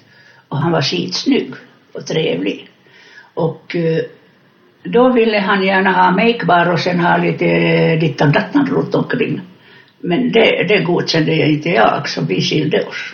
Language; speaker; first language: Swedish; non-native, fluent; Finnish